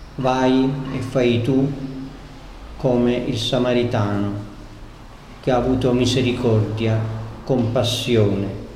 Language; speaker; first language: Italian; native; Italian